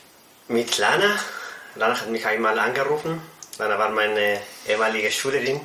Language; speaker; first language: German; non-native, fluent; Spanish